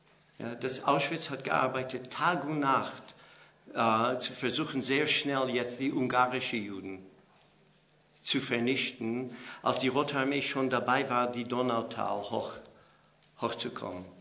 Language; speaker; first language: German; non-native, fluent; English